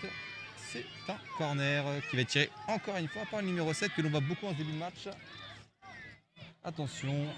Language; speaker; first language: French; native; French